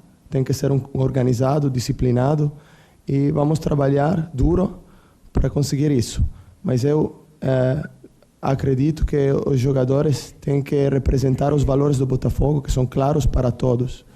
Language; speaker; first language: Portuguese; non-native, learner; Italian